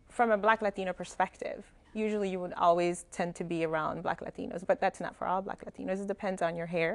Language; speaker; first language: English; non-native, fluent; Spanish